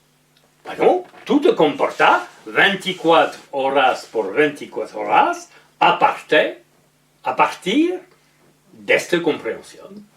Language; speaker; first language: Spanish; non-native, learner; French